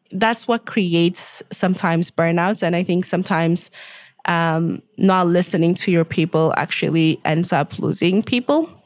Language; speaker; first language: English; non-native, fluent; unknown